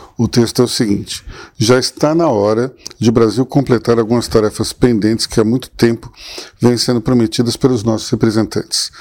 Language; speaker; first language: Portuguese; native; Portuguese